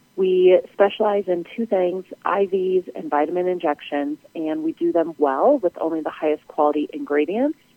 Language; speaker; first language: English; native; English